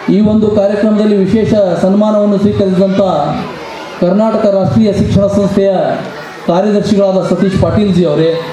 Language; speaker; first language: Kannada; native; Kannada